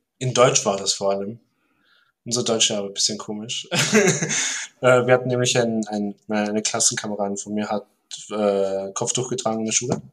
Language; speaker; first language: German; early bilingual, other home language; Turkish